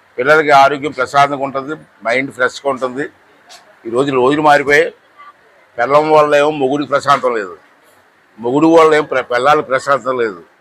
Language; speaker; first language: Telugu; native; Telugu